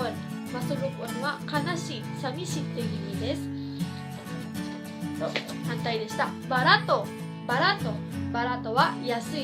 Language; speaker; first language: Japanese; non-native, fluent; Filipino